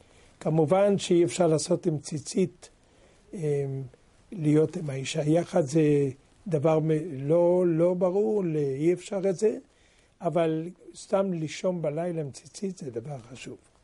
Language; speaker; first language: Hebrew; non-native, fluent; French